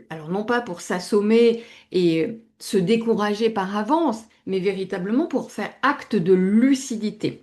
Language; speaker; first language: French; native; French